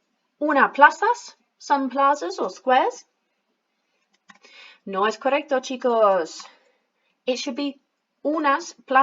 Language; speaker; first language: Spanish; non-native, fluent; English